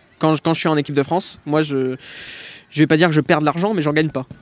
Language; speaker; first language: French; native; French